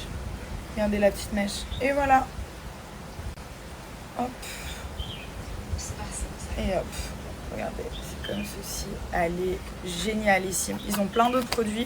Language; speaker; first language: French; native; French